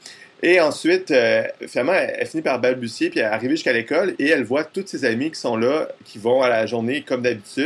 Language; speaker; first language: French; native; French